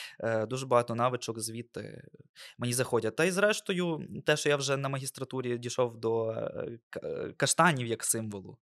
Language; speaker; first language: Ukrainian; non-native, local second language; Russian